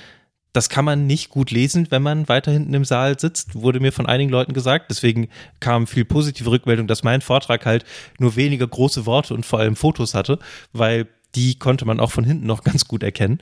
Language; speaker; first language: German; native; German